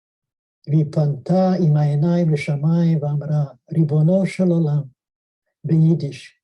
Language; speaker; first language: Hebrew; non-native, fluent; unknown